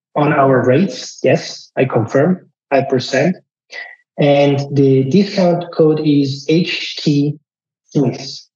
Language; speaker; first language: English; non-native, fluent; Italian